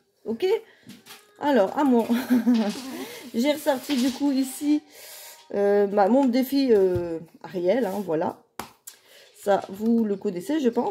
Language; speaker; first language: French; native; French